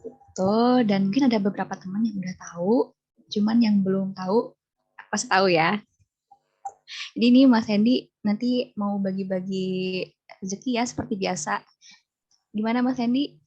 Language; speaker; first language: Indonesian; native; Indonesian